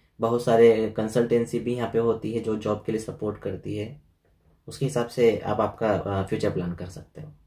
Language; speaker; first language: Hindi; native; Hindi